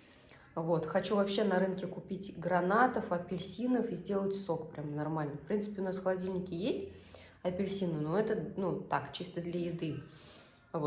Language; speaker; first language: Russian; native; Russian